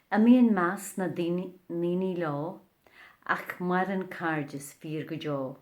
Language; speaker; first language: Irish; native; Irish